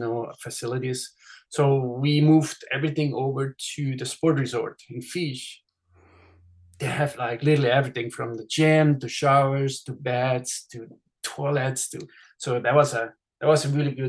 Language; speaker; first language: English; non-native, fluent; Swiss German